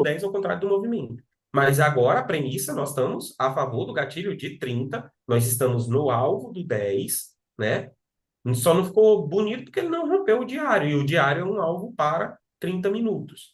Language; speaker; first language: Portuguese; native; Portuguese